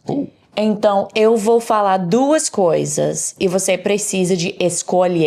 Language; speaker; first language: Portuguese; non-native, learner; English